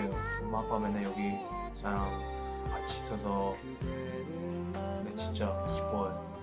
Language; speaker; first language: Korean; early bilingual, heritage; English